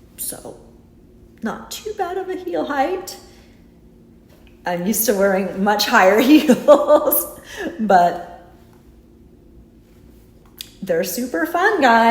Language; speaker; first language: English; native; English